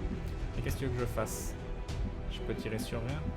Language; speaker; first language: French; native; French